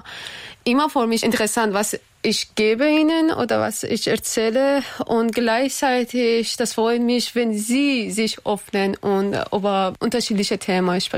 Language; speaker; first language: German; non-native, learner; Persian